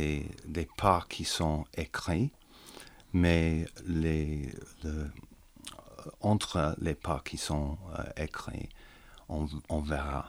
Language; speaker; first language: French; non-native, learner; English